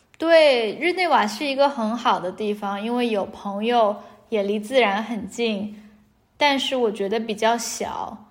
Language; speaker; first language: Chinese; native; Chinese